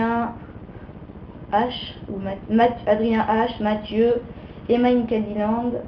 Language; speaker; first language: French; native; French